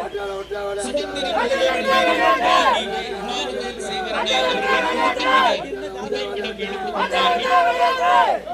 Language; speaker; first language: Tamil; native; Tamil